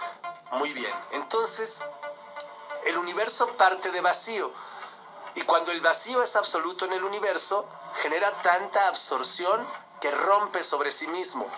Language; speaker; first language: Spanish; native; Spanish